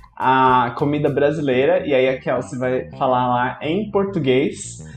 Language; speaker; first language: English; non-native, fluent; Portuguese